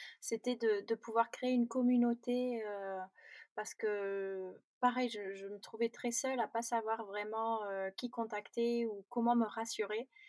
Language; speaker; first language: French; native; French